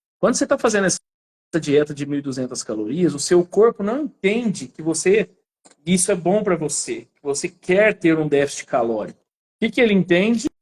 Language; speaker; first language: Portuguese; native; Portuguese